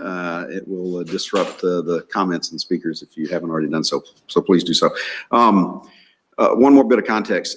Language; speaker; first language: English; native; English